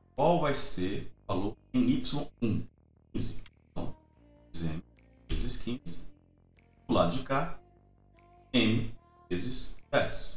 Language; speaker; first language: Portuguese; native; Portuguese